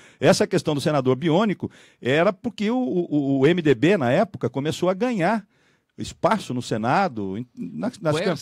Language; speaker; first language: Portuguese; native; Portuguese